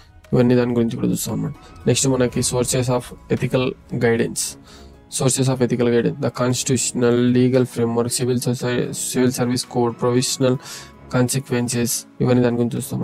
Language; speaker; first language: Telugu; native; Telugu